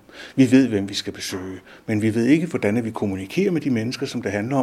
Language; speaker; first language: Danish; native; Danish